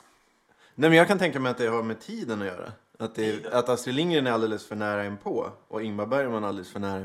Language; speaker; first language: Swedish; native; Swedish